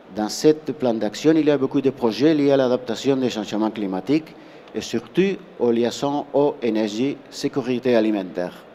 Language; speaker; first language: French; non-native, fluent; Spanish